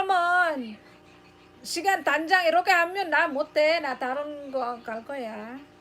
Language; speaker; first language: Korean; non-native, learner; Filipino